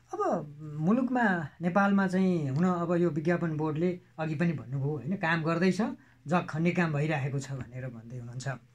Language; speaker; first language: Nepali; native; Nepali